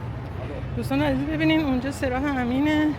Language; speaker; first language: Persian; native; Persian